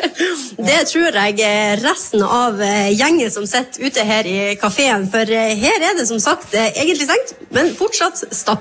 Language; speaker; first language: Norwegian; native; Norwegian